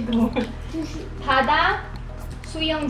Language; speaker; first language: Korean; non-native, local second language; Filipino